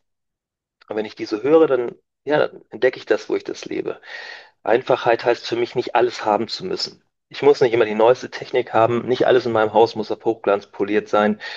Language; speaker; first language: German; native; German